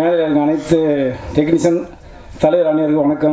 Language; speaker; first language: Tamil; native; Tamil